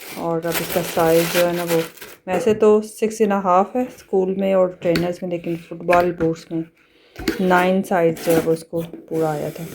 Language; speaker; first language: Urdu; native; Urdu